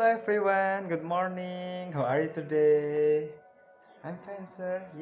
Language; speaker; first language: English; non-native, learner; Indonesian